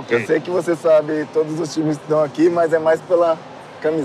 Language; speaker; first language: Portuguese; native; Portuguese